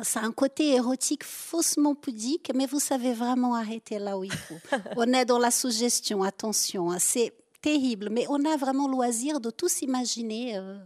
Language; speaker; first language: French; native; French